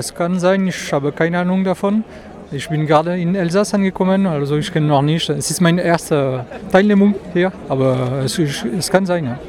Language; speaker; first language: German; non-native, learner; French